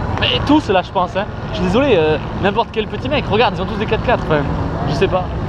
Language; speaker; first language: French; native; French